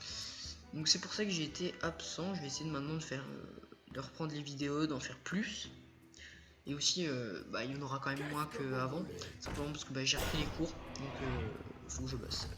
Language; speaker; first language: French; native; French